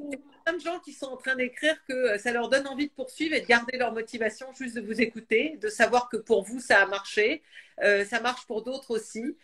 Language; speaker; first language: French; native; French